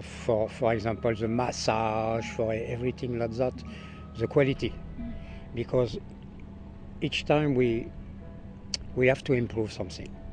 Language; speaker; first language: English; non-native, learner; French